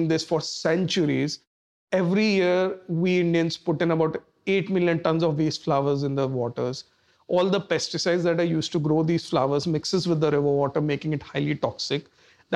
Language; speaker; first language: English; non-native, local second language; Hindi